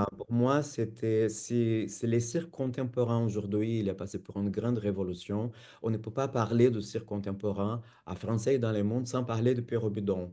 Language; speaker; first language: French; non-native, fluent; Portuguese